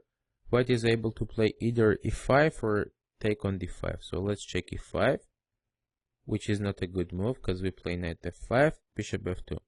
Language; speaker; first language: English; non-native, fluent; Russian